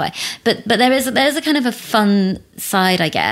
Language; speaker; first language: English; native; English